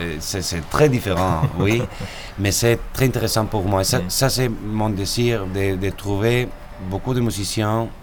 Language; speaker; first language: French; non-native, learner; Spanish